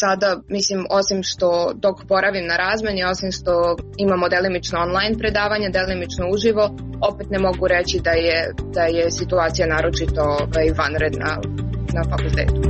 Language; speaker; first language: Serbian; native; Serbian